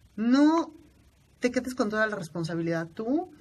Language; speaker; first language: Spanish; native; Spanish